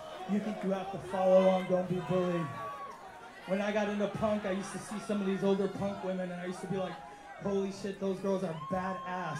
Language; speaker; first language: English; early bilingual, other home language; Spanish